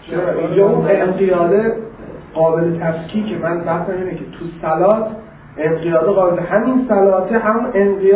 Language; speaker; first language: Persian; native; Persian